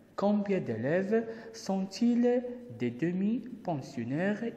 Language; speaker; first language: French; non-native, local second language; Arabic